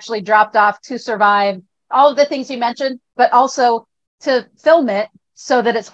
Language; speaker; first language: English; native; English